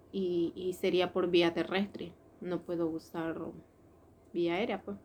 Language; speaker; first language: Spanish; native; Spanish